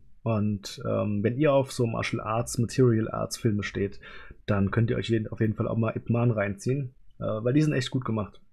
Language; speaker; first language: German; native; German